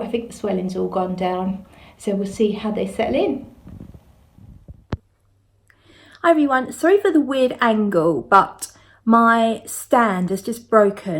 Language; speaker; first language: English; native; English